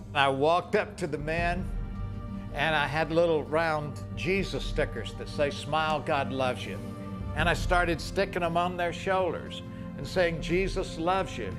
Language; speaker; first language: English; native; English